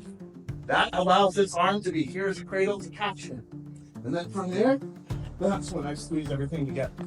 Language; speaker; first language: English; native; English